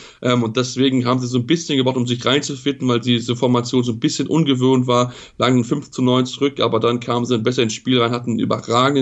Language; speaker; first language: German; native; German